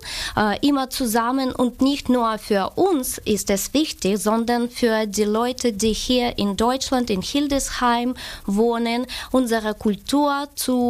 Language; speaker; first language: German; non-native, fluent; Ukrainian